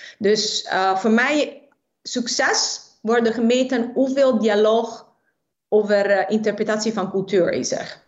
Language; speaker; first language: Dutch; non-native, fluent; Italian